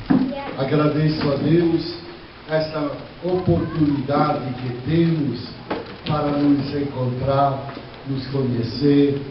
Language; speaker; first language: Portuguese; non-native, fluent; Italian